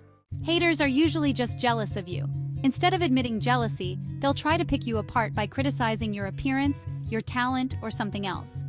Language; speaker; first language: English; native; English